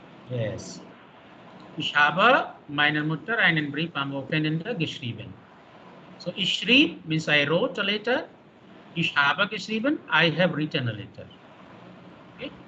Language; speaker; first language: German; non-native, fluent; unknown